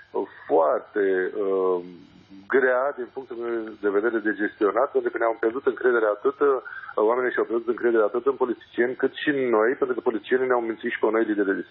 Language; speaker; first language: Romanian; native; Romanian